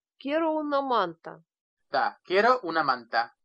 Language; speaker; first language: Spanish; non-native, fluent; Russian